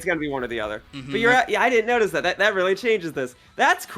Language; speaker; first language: English; native; English